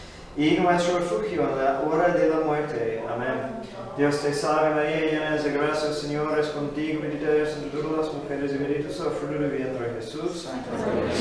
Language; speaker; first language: Spanish; non-native, fluent; English